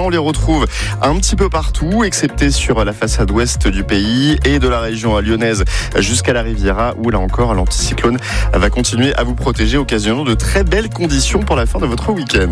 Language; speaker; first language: French; native; French